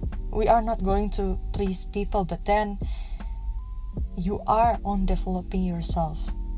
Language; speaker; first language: English; non-native, learner; Indonesian